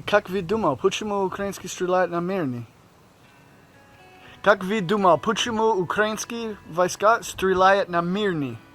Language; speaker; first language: Russian; non-native, learner; English